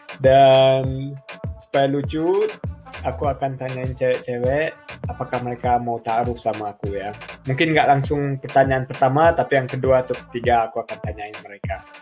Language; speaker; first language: Indonesian; early bilingual, heritage; German